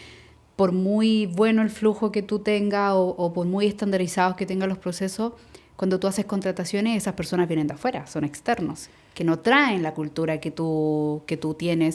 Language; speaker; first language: Spanish; native; Spanish